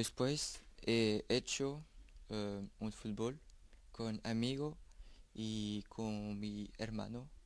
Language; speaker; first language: Spanish; non-native, learner; French